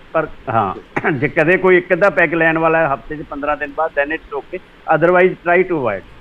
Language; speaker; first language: Hindi; non-native, local second language; Punjabi